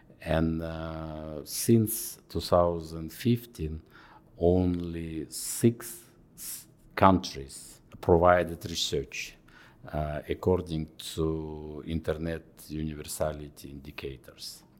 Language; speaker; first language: English; non-native, fluent; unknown